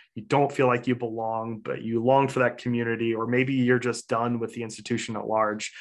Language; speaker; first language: English; native; English